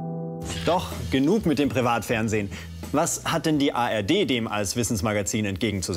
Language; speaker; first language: German; native; German